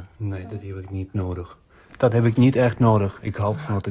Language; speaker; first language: Dutch; non-native, fluent; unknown